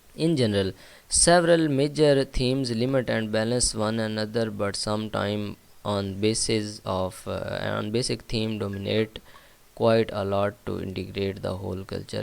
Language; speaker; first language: English; non-native, local second language; Punjabi